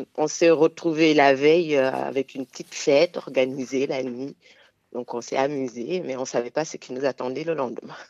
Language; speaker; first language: French; non-native, local second language; Wolof